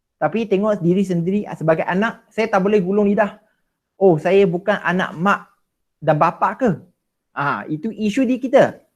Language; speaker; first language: Malay; non-native, local second language; Chinese